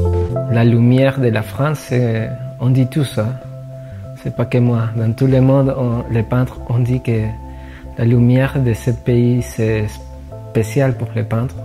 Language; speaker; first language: French; non-native, fluent; Spanish